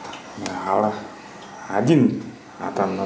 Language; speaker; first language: Russian; non-native, learner; Kyrgyz